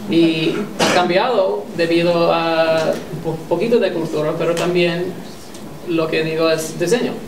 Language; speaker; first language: Spanish; non-native, fluent; English